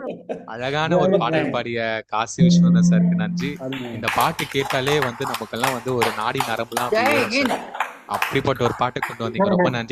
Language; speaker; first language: Tamil; native; Tamil